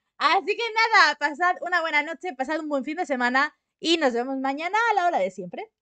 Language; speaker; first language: Spanish; native; Spanish